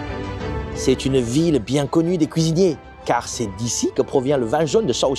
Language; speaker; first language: French; native; French